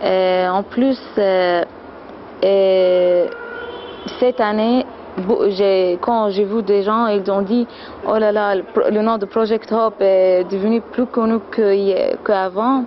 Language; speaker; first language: French; non-native, fluent; Arabic